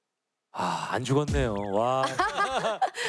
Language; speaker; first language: Korean; native; Korean